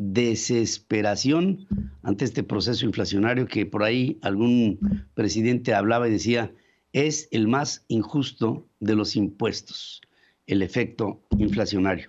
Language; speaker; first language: Spanish; native; Spanish